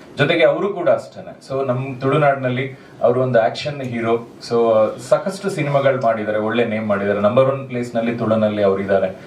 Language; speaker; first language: Kannada; non-native, local second language; Tulu